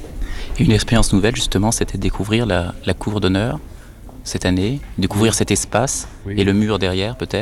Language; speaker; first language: French; native; French